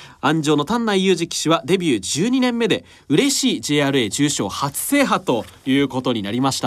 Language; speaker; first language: Japanese; native; Japanese